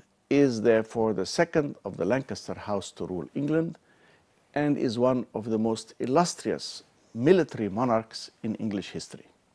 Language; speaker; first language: English; non-native, fluent; Arabic